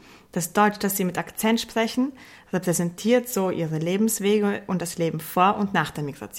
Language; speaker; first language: German; early bilingual, other home language; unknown